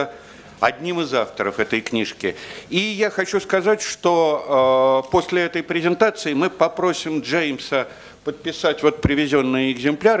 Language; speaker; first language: Russian; native; Russian